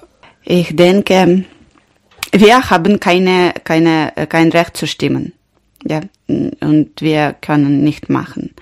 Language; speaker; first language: German; non-native, learner; Ukrainian